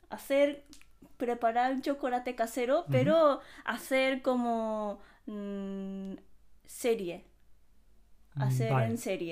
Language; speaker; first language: Spanish; non-native, fluent; Japanese